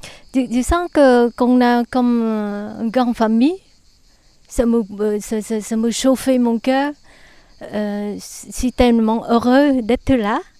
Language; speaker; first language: French; non-native, learner; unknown